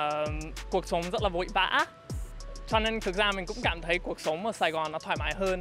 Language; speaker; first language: Vietnamese; non-native, fluent; English